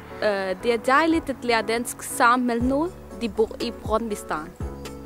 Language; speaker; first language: Danish; non-native, learner; Urdu